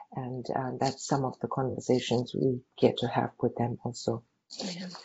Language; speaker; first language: English; non-native, local second language; Tibetan